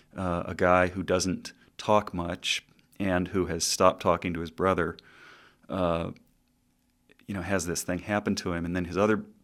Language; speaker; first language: English; native; English